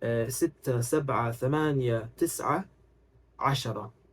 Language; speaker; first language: Arabic; non-native, fluent; English